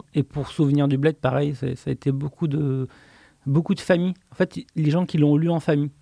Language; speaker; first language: French; native; French